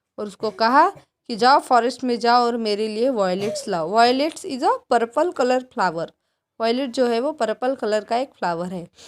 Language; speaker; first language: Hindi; non-native, local second language; Marathi